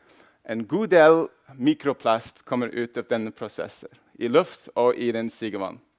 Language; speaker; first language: Norwegian; non-native, fluent; English